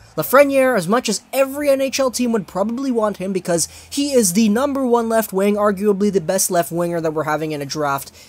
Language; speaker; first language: English; native; English